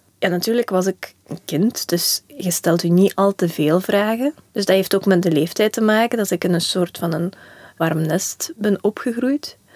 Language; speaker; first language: Dutch; early bilingual, other home language; Russian